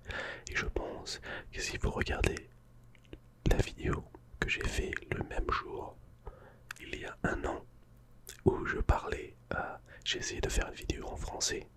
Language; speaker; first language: French; non-native, fluent; English